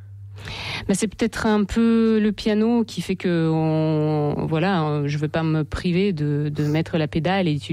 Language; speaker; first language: French; non-native, fluent; Russian